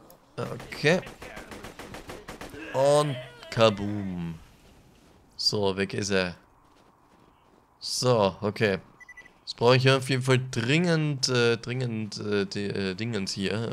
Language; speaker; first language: German; native; German